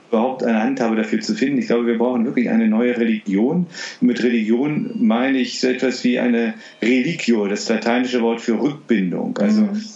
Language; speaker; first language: German; native; German